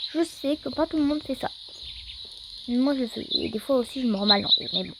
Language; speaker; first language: French; native; French